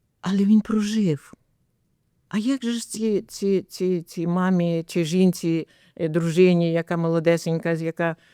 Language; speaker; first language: Ukrainian; native; Ukrainian